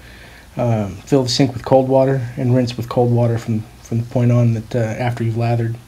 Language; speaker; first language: English; native; English